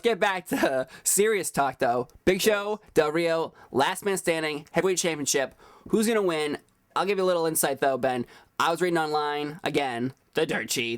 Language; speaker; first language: English; native; English